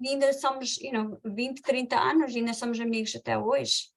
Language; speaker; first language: Portuguese; early bilingual, heritage; Portuguese